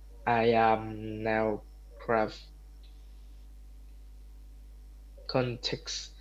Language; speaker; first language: English; non-native, learner; Vietnamese